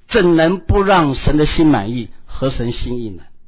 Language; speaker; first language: Chinese; native; Chinese